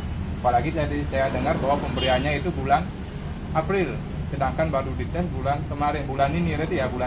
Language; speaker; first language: Indonesian; native; Indonesian